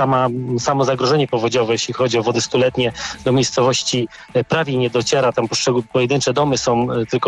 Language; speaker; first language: Polish; native; Polish